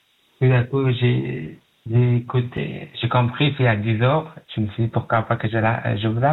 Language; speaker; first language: French; non-native, learner; Pashto